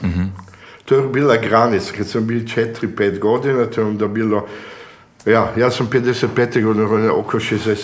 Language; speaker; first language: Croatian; early bilingual, heritage; Croatian